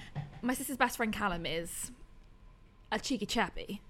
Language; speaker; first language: English; native; English